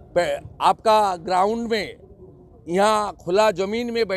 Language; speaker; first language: Hindi; non-native, local second language; Bangla